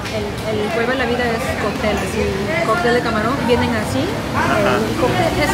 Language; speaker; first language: Spanish; native; Spanish